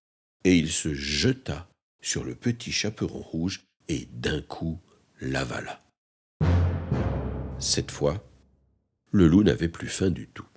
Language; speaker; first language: French; native; French